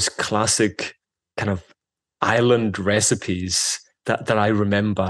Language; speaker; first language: English; non-native, local second language; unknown